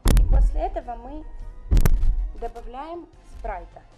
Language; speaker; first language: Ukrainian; non-native, local second language; Russian